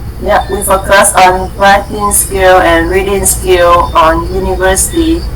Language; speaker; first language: English; non-native, learner; Vietnamese